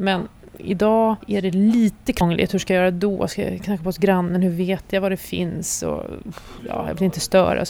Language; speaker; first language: Swedish; native; Swedish